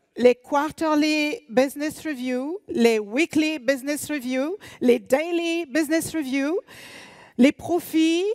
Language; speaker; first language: French; native; French